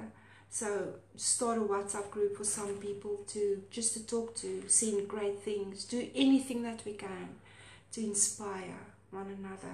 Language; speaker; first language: English; non-native, local second language; Afrikaans